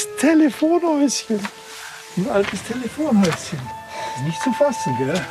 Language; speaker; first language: German; native; German